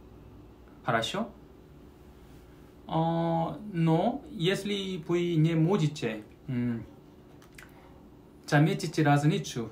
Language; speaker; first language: Russian; non-native, learner; Korean